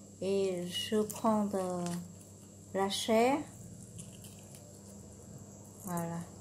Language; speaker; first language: French; non-native, learner; Vietnamese